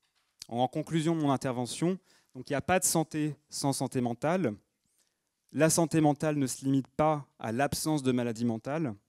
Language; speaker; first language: French; native; French